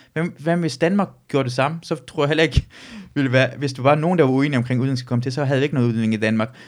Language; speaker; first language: Danish; early bilingual, other home language; Persian